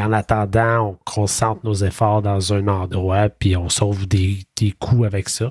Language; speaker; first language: French; native; French